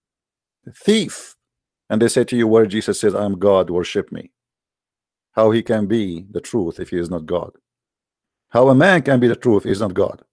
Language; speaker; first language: English; non-native, fluent; Arabic